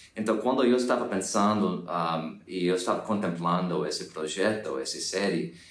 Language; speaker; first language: Portuguese; non-native, fluent; English